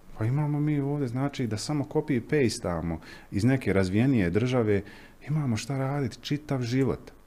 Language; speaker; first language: Croatian; native; Croatian